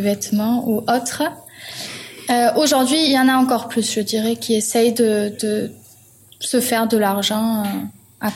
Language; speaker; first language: French; non-native, fluent; German